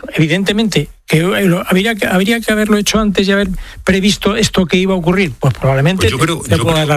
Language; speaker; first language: Spanish; native; Spanish